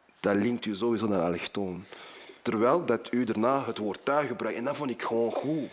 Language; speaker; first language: Dutch; early bilingual, other home language; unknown